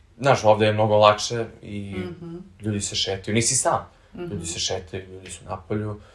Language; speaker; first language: Serbian; early bilingual, heritage; Serbian